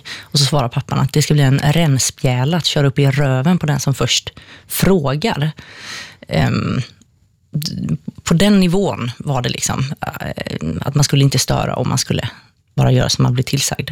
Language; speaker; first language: Swedish; native; Swedish